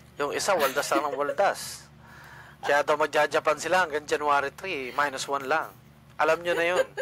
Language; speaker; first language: Filipino; non-native, local second language; Cebuano